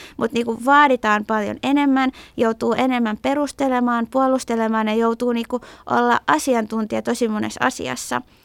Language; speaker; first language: Finnish; early bilingual, other home language; Persian